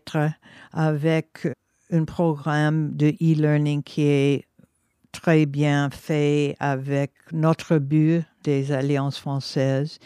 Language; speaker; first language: French; non-native, fluent; English